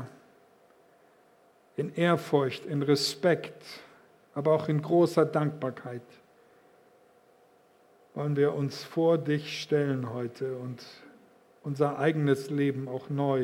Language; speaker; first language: German; native; German